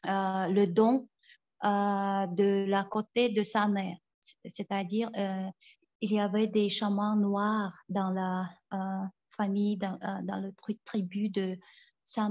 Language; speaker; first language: French; non-native, fluent; Tuvinian